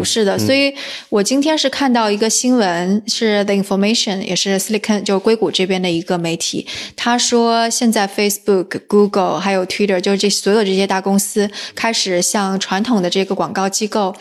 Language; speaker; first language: Chinese; native; Chinese